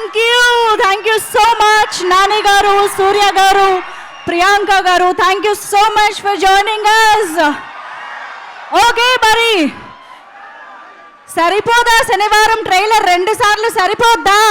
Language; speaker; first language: Telugu; native; Telugu